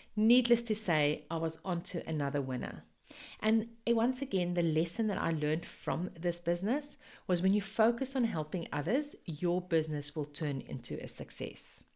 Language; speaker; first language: English; non-native, local second language; Afrikaans